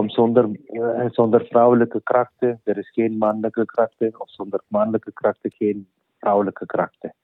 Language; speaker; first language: Dutch; non-native, learner; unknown